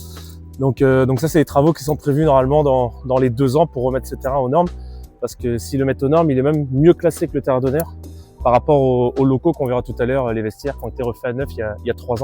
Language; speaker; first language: French; native; French